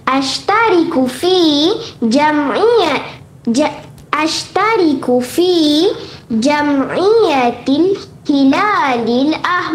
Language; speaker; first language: Arabic; non-native, learner; Malay